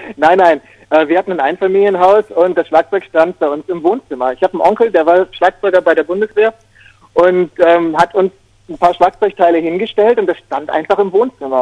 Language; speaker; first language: German; native; German